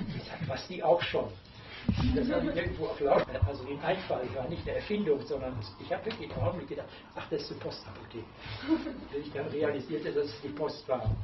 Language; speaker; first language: German; native; German